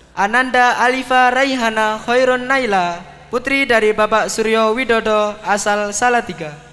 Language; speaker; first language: Indonesian; native; Indonesian